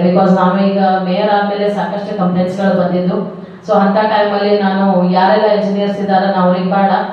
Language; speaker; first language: Kannada; native; Kannada